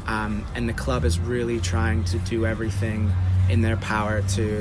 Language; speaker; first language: English; native; English